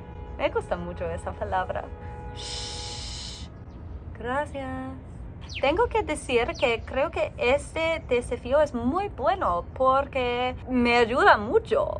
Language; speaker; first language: Spanish; non-native, learner; English